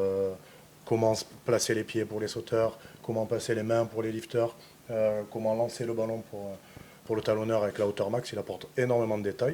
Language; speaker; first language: French; native; French